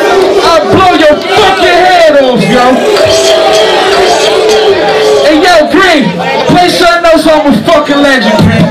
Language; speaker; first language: English; native; English